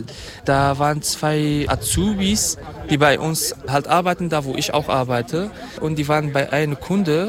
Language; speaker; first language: German; non-native, fluent; Kurdish